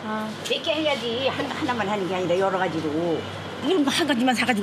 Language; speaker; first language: Korean; native; Korean